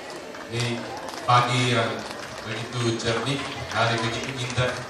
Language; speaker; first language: Indonesian; non-native, fluent; Slovak